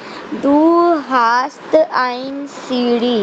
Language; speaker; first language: German; non-native, learner; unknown